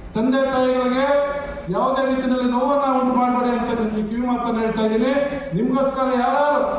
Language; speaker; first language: Kannada; native; Kannada